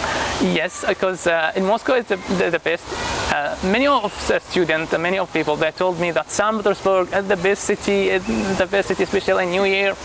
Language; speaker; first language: English; non-native, fluent; Arabic